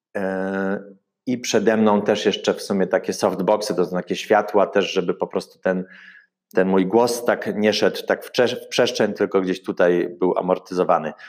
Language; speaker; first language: Polish; early bilingual, heritage; Polish